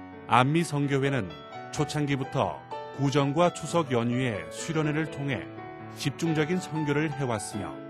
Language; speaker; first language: Korean; native; Korean